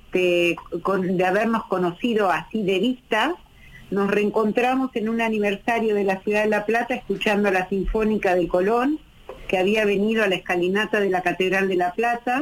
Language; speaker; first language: Spanish; native; Spanish